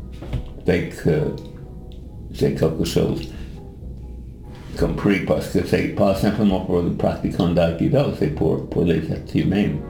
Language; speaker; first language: French; non-native, fluent; English